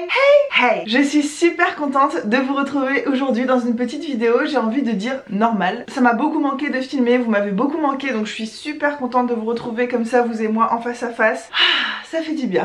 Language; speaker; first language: French; native; French